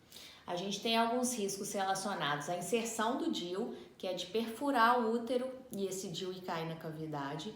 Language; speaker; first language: Portuguese; native; Portuguese